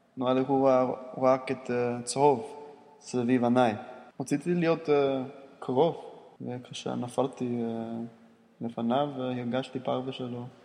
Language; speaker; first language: Hebrew; non-native, learner; English